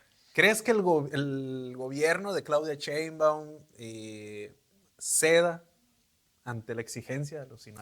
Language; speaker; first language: Spanish; native; Spanish